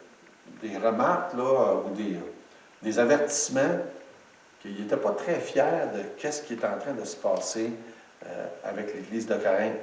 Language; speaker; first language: French; native; French